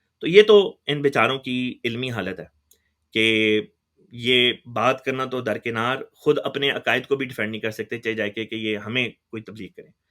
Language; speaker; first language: Urdu; native; Urdu